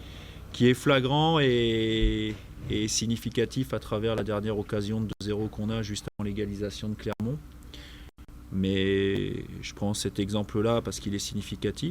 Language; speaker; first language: French; native; French